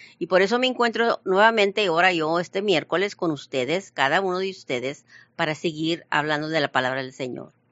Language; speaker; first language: Spanish; early bilingual, heritage; Spanish